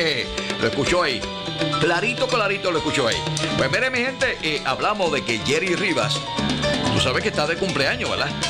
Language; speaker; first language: Spanish; native; Spanish